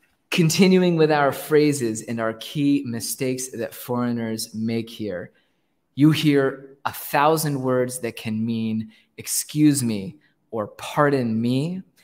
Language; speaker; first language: English; native; English